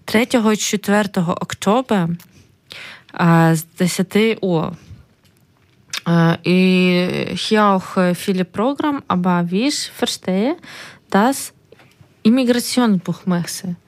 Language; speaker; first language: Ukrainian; native; Ukrainian